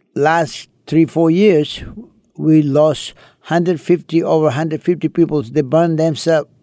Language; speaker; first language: English; early bilingual, other home language; Chinese